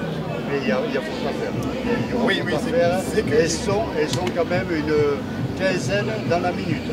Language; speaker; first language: French; native; French